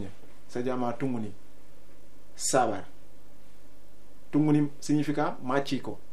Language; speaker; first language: Spanish; non-native, learner; Wolof